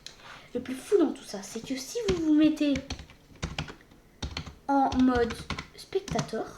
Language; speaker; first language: French; native; French